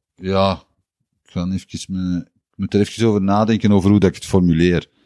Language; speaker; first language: Dutch; native; Dutch